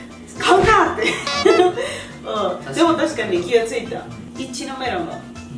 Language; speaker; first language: Japanese; non-native, learner; Spanish